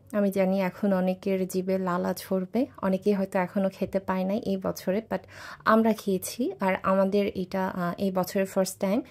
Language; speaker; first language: Bangla; non-native, local second language; Chakma